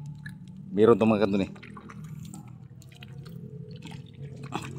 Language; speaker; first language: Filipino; non-native, local second language; Cebuano